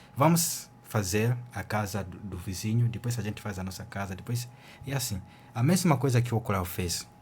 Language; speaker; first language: Portuguese; non-native, fluent; Ganda